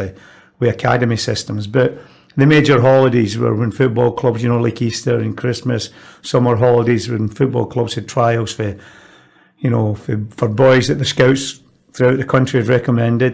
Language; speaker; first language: English; native; English